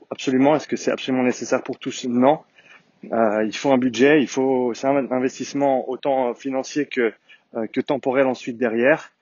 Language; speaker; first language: French; native; French